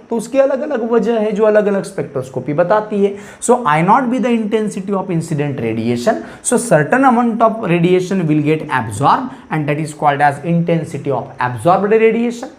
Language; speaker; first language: Hindi; non-native, local second language; Marathi